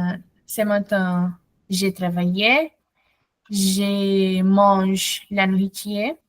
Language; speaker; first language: French; non-native, learner; Portuguese